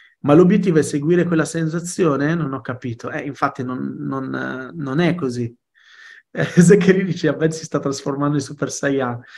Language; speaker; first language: Italian; early bilingual, other home language; Arabic